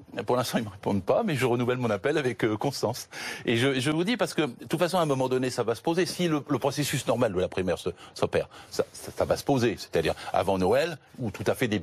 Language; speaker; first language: French; native; French